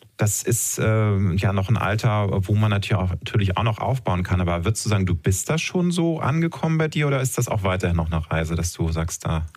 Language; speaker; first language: German; native; German